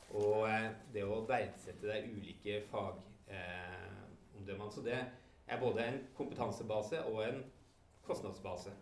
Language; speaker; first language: Norwegian; native; Norwegian